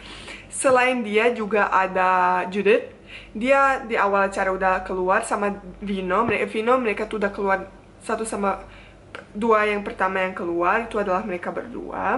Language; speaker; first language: Indonesian; non-native, fluent; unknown